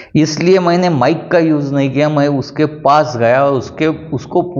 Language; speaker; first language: Hindi; non-native, local second language; Marathi